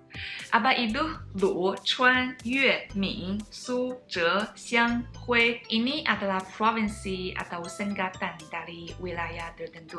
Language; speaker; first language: Indonesian; non-native, fluent; Chinese